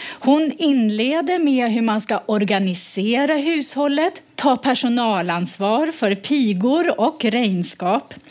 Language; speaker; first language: Swedish; native; Swedish